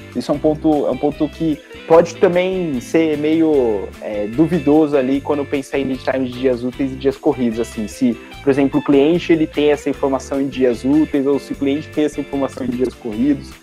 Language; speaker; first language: Portuguese; native; Portuguese